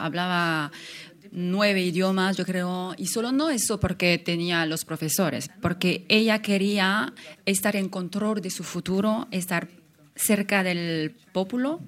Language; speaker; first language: Spanish; non-native, fluent; French